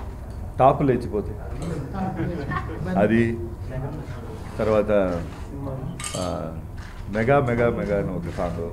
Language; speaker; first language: Telugu; non-native, learner; Tamil